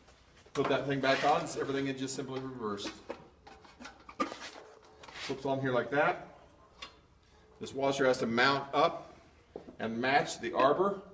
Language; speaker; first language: English; native; English